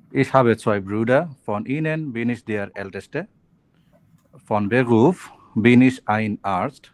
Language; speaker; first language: German; non-native, learner; Bangla